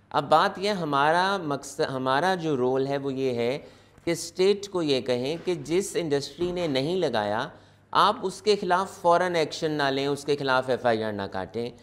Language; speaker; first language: Urdu; non-native, local second language; Punjabi